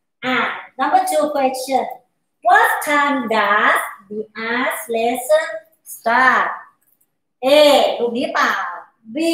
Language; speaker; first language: English; non-native, learner; Thai